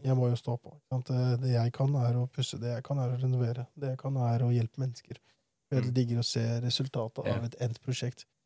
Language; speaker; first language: Norwegian; early bilingual, other home language; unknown